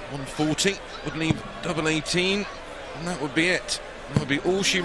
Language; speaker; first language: English; native; English